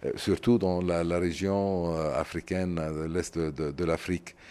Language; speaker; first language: French; non-native, fluent; Arabic